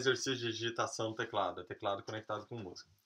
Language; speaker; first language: Portuguese; native; Portuguese